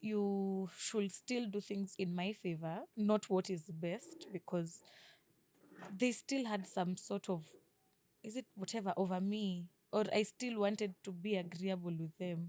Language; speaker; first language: English; non-native, local second language; Swahili